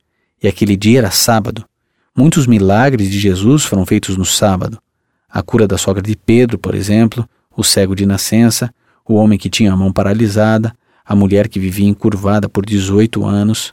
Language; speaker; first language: Portuguese; native; Portuguese